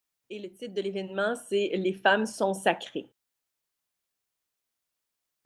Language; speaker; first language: French; native; French